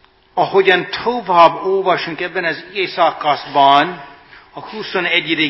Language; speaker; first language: Hungarian; non-native, fluent; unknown